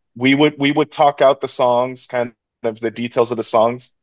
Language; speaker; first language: English; early bilingual, other home language; Spanish